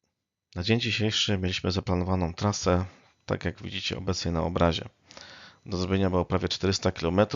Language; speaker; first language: Polish; native; Polish